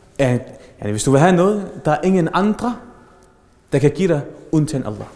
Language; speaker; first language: Danish; early bilingual, other home language; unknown